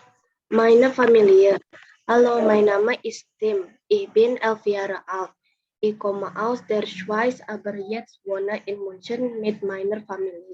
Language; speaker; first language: German; non-native, learner; Indonesian